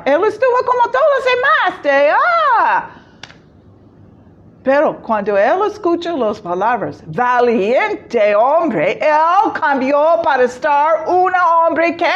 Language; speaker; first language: Spanish; non-native, fluent; English